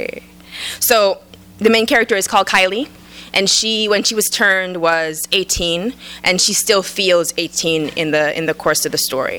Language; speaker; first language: English; early bilingual, other home language; Jamaican Creole English